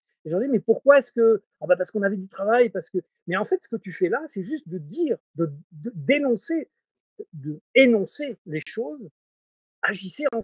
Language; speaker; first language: French; native; French